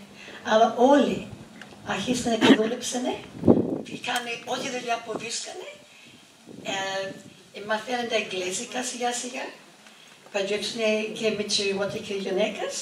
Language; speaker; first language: Greek; early bilingual, heritage; English